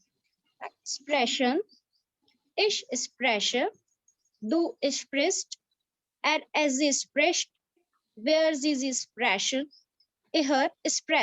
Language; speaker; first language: German; non-native, learner; Hindi